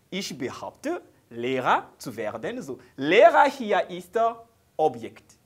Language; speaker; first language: German; non-native, learner; French